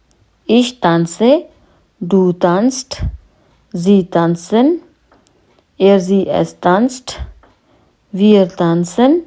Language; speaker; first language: German; non-native, fluent; Hindi